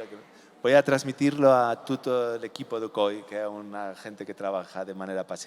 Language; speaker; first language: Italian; non-native, learner; Spanish